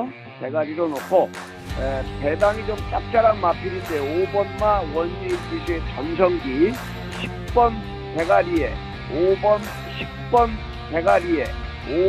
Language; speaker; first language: Korean; native; Korean